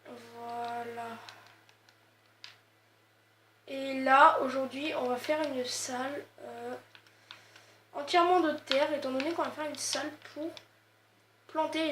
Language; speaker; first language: French; native; French